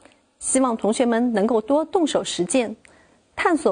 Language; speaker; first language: Chinese; native; Chinese